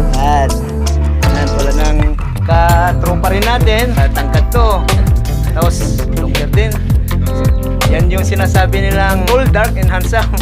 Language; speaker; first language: Filipino; non-native, local second language; Iloko